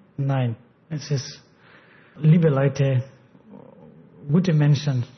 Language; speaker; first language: German; non-native, learner; Pashto